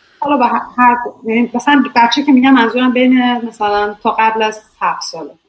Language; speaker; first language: Persian; native; Persian